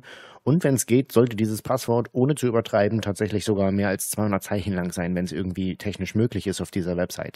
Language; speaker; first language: German; native; German